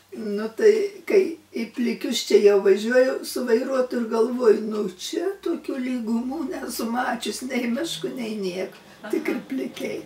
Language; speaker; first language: Lithuanian; native; Lithuanian